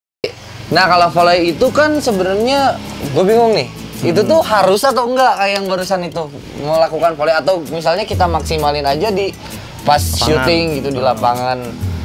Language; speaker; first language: Indonesian; native; Indonesian